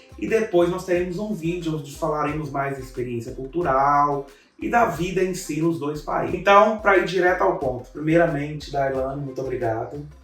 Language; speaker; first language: Portuguese; native; Portuguese